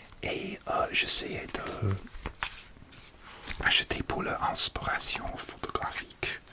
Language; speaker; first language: French; non-native, learner; English